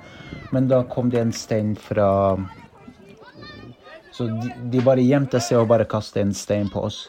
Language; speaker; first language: Norwegian; non-native, fluent; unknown